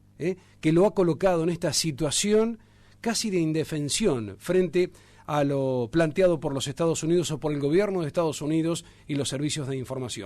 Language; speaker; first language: Spanish; native; Spanish